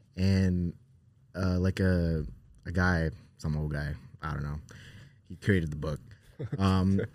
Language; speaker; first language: English; native; English